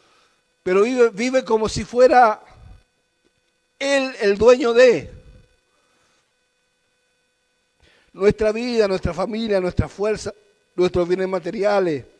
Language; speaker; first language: Spanish; native; Spanish